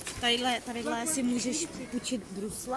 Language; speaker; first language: Czech; native; Czech